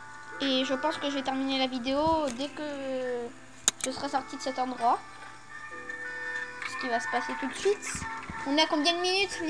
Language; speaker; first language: French; native; French